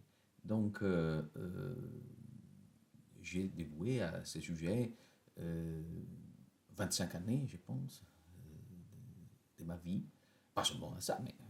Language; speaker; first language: French; non-native, fluent; Italian